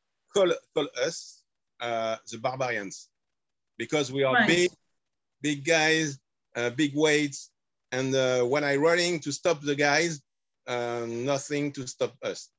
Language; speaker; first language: English; non-native, learner; French